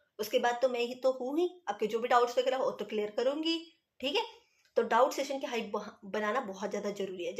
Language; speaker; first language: Hindi; non-native, local second language; Marathi